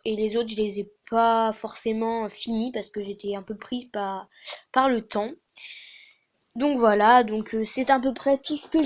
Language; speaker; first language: French; native; French